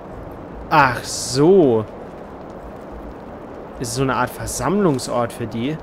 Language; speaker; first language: German; native; German